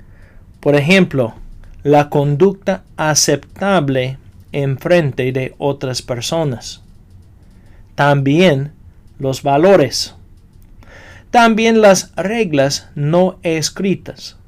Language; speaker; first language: Spanish; non-native, fluent; English